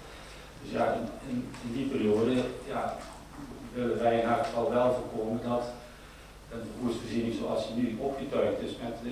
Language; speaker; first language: Dutch; native; Dutch